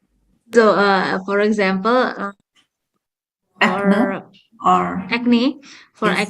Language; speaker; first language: English; non-native, fluent; Indonesian